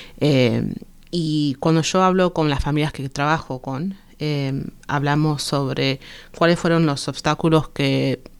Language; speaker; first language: Spanish; early bilingual, heritage; Spanish